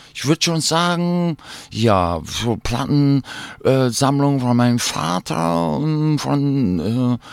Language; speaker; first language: German; non-native, fluent; English